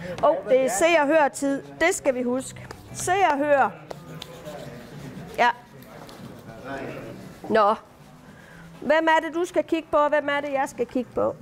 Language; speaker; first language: Danish; native; Danish